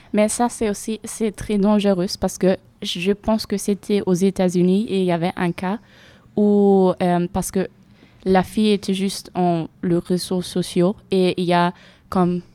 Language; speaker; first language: French; non-native, learner; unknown